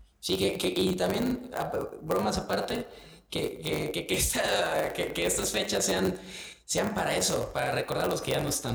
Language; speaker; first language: Spanish; native; Spanish